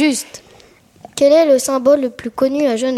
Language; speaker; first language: French; native; French